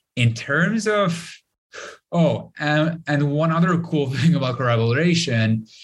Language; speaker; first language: English; non-native, fluent; Arabic